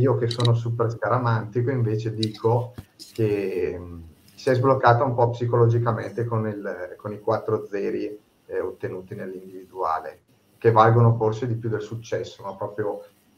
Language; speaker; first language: Italian; native; Italian